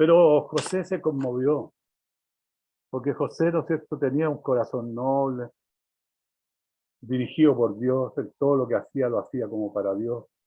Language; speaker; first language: Spanish; native; Spanish